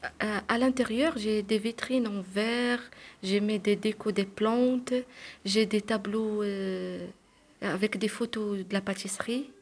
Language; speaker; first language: French; non-native, local second language; Arabic